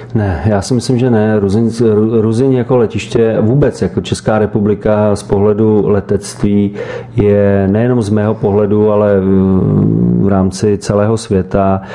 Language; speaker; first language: Czech; native; Czech